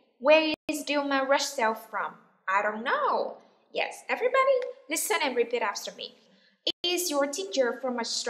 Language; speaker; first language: English; non-native, fluent; Vietnamese